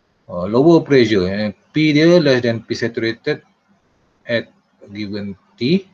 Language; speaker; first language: English; non-native, local second language; Malay